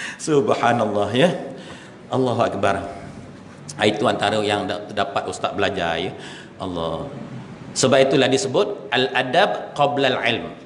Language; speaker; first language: Malay; native; Malay